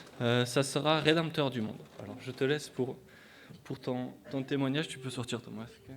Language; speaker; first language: French; native; French